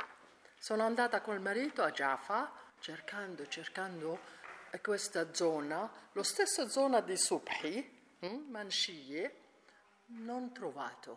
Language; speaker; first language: Italian; non-native, learner; Arabic